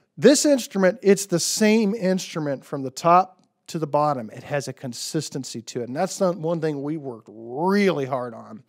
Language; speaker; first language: English; native; English